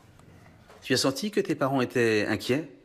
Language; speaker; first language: French; native; French